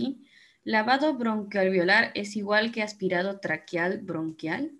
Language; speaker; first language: Spanish; native; Spanish